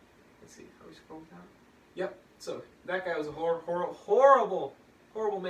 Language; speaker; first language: English; native; English